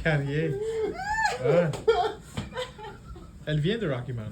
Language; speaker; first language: French; non-native, local second language; English